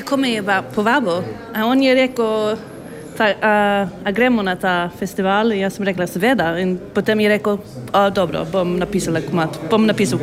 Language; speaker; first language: Slovenian; non-native, learner; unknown